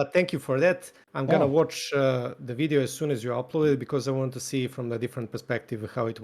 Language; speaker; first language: English; non-native, fluent; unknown